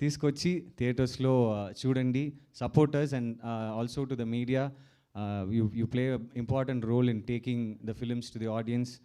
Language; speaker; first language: Telugu; non-native, learner; Tamil